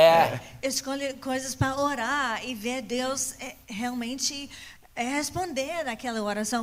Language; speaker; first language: Portuguese; non-native, fluent; English